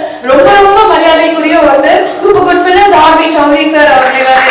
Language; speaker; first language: Tamil; native; Tamil